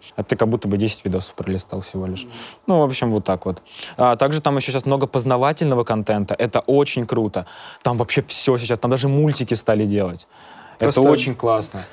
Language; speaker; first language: Russian; native; Russian